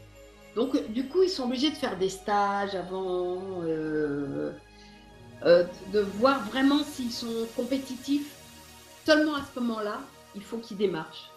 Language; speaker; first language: French; native; French